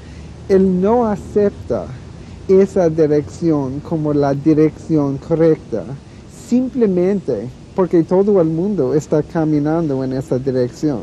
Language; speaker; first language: Spanish; non-native, fluent; English